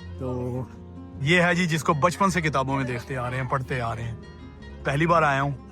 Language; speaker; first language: Urdu; native; Urdu